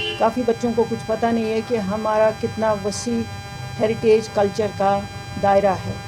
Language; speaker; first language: Urdu; non-native, local second language; Kashmiri